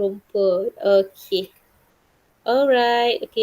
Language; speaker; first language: Malay; native; Malay